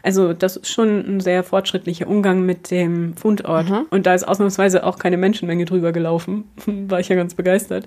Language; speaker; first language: German; native; German